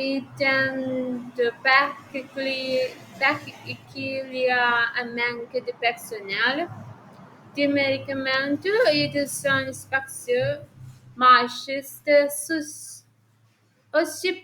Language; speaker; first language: French; non-native, learner; Spanish